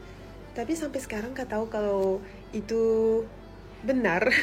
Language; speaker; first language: Indonesian; non-native, fluent; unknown